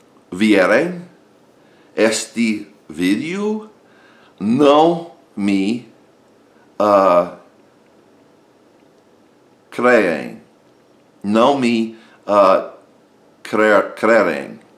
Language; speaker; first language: Portuguese; non-native, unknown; English